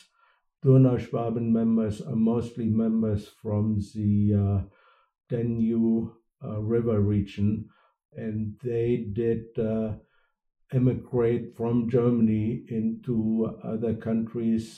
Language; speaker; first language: English; non-native, fluent; German